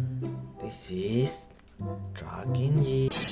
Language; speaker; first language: English; non-native, learner; Indonesian